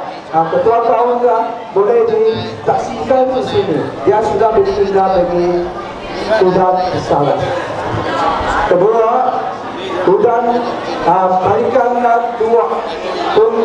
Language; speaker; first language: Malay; non-native, local second language; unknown